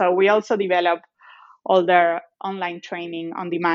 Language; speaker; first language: English; non-native, fluent; Spanish